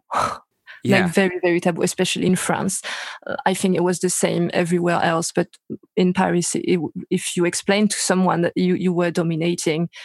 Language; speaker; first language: English; non-native, fluent; French